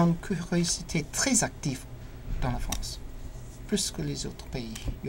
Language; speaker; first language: French; non-native, learner; English